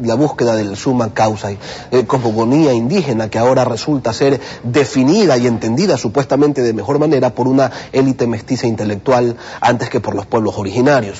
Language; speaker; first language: Spanish; native; Spanish